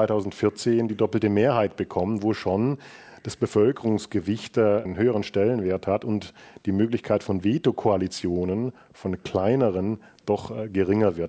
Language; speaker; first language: German; native; German